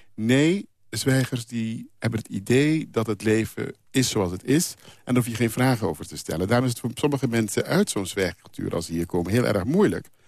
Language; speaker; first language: Dutch; non-native, local second language; Papiamento